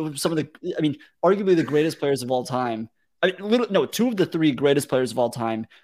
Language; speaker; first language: English; early bilingual, other home language; Russian